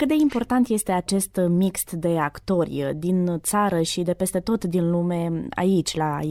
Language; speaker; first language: Romanian; native; Romanian